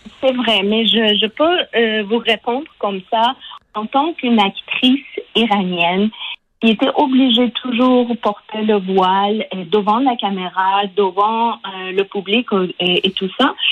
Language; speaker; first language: French; non-native, local second language; Persian